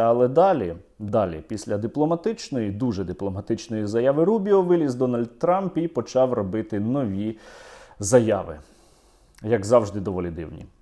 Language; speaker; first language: Ukrainian; native; Ukrainian